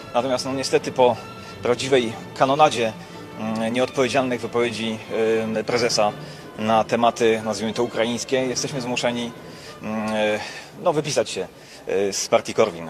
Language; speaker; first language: Polish; native; Polish